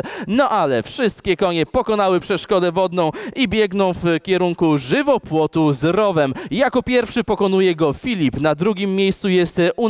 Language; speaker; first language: Polish; native; Polish